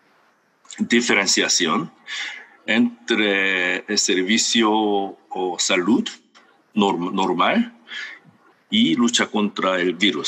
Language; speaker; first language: Spanish; non-native, fluent; Korean